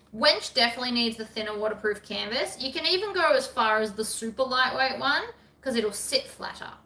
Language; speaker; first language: English; native; English